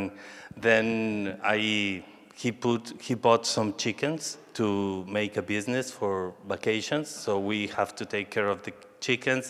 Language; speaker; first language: English; non-native, fluent; Spanish